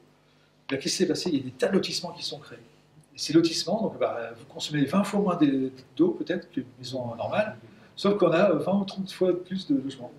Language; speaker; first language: French; native; French